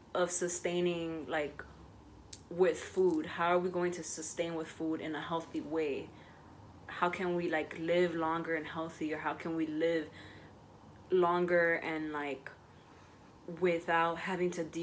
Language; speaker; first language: English; native; English